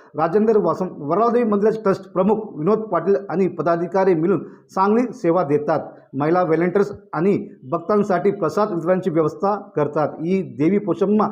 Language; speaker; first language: Marathi; non-native, local second language; Telugu